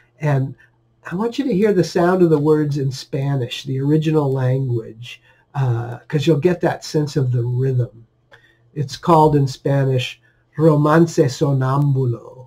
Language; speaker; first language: English; native; English